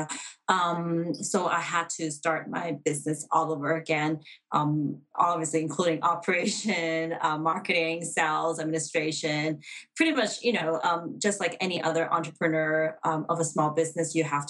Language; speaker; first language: English; non-native, local second language; Cantonese